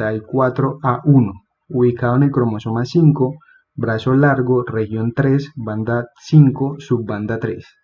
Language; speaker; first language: Spanish; native; Spanish